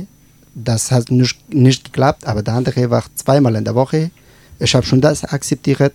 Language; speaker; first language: German; non-native, learner; Persian